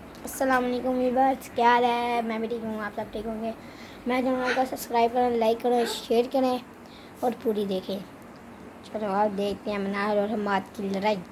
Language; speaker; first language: Hindi; non-native, local second language; Punjabi